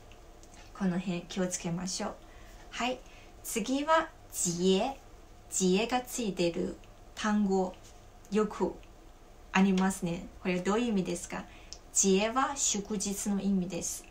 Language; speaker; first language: Japanese; non-native, fluent; Chinese